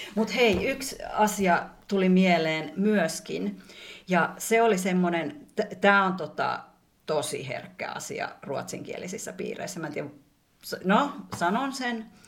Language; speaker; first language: Finnish; native; Finnish